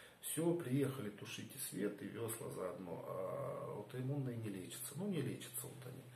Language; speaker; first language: Russian; native; Russian